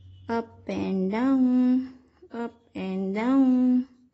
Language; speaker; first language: English; non-native, local second language; Gujarati